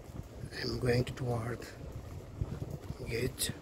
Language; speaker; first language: English; non-native, learner; Nepali